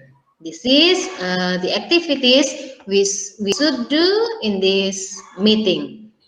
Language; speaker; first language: English; non-native, learner; Indonesian